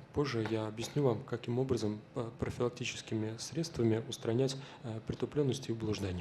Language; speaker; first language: Russian; native; Russian